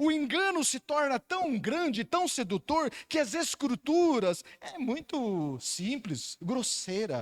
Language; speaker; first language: Portuguese; native; Portuguese